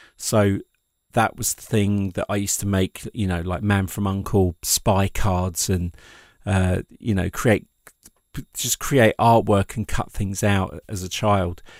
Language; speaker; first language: English; native; English